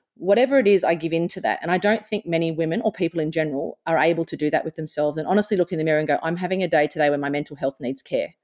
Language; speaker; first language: English; native; English